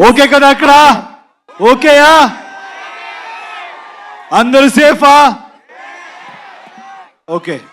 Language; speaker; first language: Telugu; non-native, learner; Kannada